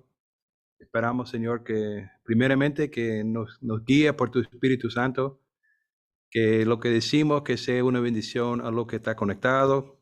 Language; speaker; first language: Spanish; non-native, fluent; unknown